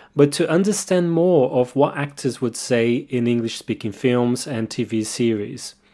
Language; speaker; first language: English; non-native, fluent; Portuguese